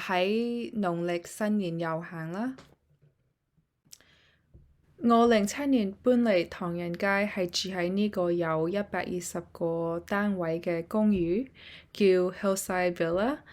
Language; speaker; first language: Cantonese; early bilingual, heritage; Cantonese